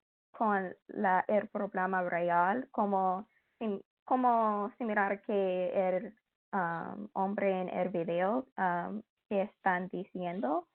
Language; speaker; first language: Spanish; non-native, learner; English